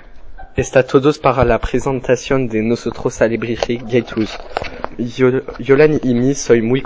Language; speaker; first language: Spanish; non-native, learner; French